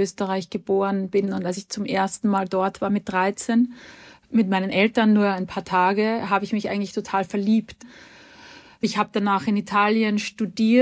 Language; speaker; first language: German; native; German